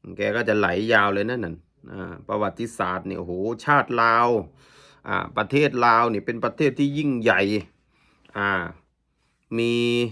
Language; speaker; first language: Thai; native; Thai